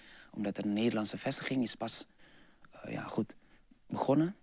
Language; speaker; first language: Dutch; non-native, fluent; Indonesian